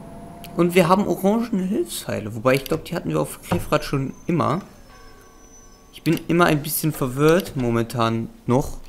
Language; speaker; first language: German; native; German